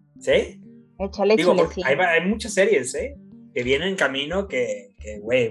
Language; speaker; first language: Spanish; native; Spanish